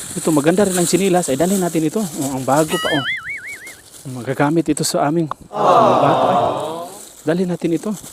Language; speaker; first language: Filipino; native; Filipino